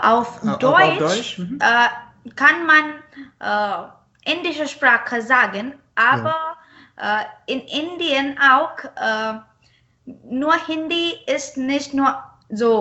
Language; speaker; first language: German; non-native, fluent; Marathi